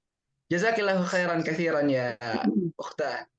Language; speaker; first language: Arabic; non-native, fluent; Indonesian